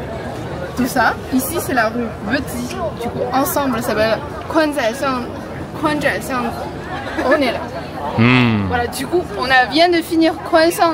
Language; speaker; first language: French; non-native, fluent; Chinese